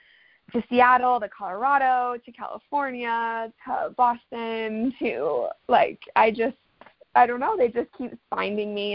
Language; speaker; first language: English; native; English